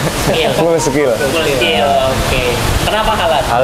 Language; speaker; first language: Indonesian; native; Indonesian